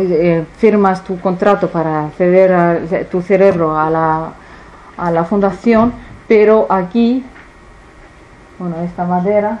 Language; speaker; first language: Spanish; non-native, fluent; Icelandic